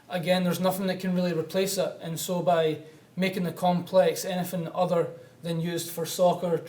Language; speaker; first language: English; native; English